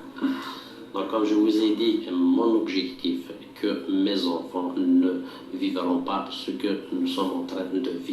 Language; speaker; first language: French; non-native, local second language; Kabyle